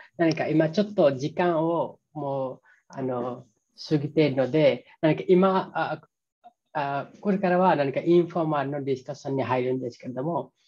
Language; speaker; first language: Japanese; non-native, fluent; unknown